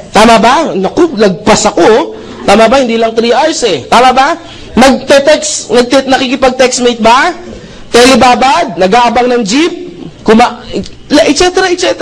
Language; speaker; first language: Filipino; non-native, local second language; Cebuano